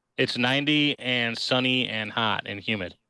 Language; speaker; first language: English; native; English